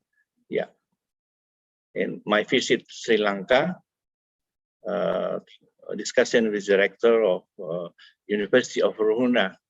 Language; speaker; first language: English; non-native, fluent; Indonesian